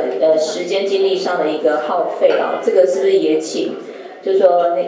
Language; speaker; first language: Chinese; native; Chinese